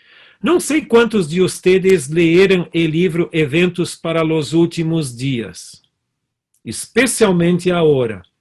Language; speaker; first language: Spanish; non-native, fluent; Portuguese